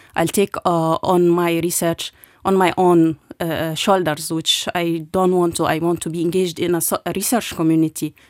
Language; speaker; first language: English; non-native, fluent; Arabic